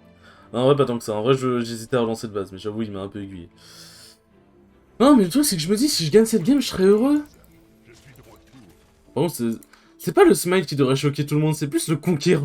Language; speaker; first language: French; native; French